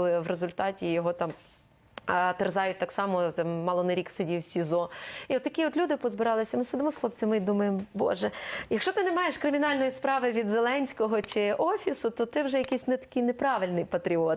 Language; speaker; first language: Ukrainian; native; Ukrainian